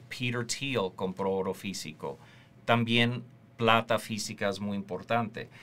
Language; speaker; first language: Spanish; early bilingual, heritage; Spanish